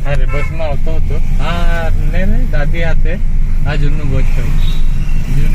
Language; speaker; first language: Gujarati; non-native, local second language; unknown